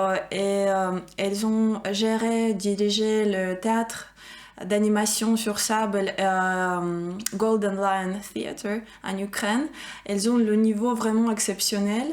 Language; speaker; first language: French; non-native, fluent; Ukrainian